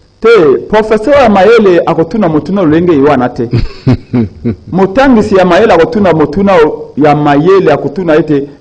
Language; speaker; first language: Lingala; native; Lingala